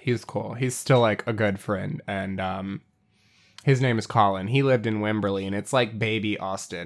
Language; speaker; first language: English; native; English